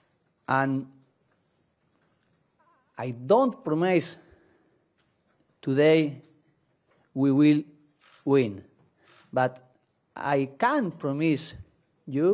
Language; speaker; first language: English; non-native, learner; Spanish